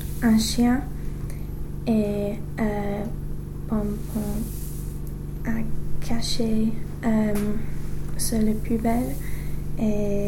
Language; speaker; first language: French; non-native, learner; English